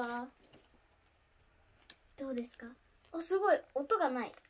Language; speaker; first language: Japanese; early bilingual, other home language; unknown